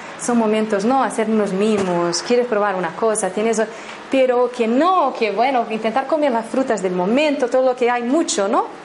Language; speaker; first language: Spanish; non-native, fluent; Portuguese